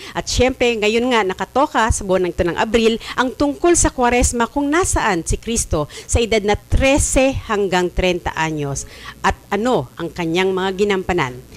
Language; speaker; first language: Filipino; native; Filipino